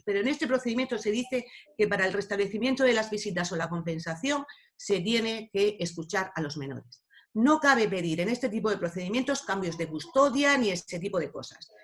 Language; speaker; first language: Spanish; native; Spanish